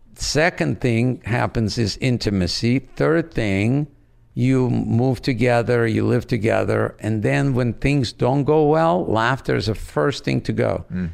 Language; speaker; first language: English; non-native, fluent; Russian